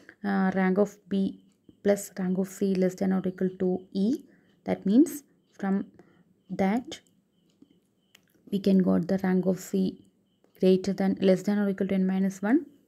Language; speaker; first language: English; non-native, local second language; Malayalam